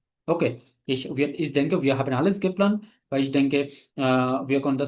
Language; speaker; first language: German; non-native, fluent; Bangla